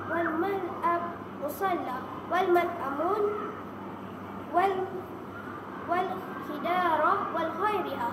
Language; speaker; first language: Arabic; non-native, learner; Malay